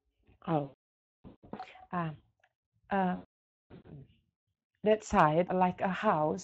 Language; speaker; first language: English; non-native, learner; Indonesian